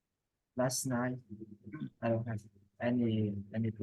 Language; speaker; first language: English; non-native, learner; Vietnamese